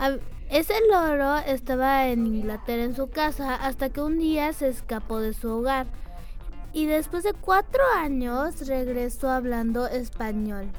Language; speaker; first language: Spanish; early bilingual, other home language; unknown